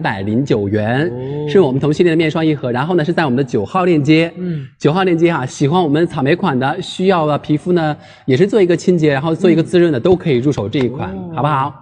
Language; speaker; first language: Chinese; native; Chinese